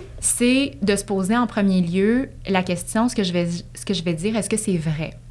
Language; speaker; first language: French; native; French